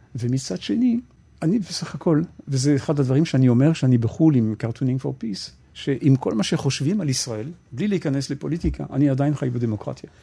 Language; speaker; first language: Hebrew; non-native, fluent; French